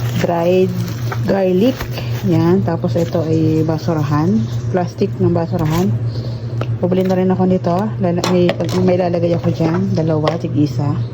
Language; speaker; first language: Filipino; native; Filipino